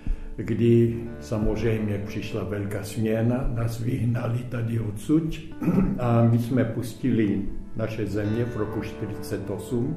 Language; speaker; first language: Czech; early bilingual, heritage; Czech